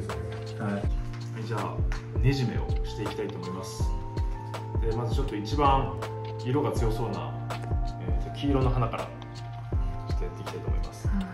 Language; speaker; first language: Japanese; native; Japanese